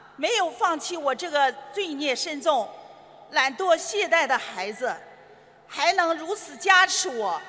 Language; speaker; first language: Chinese; native; Chinese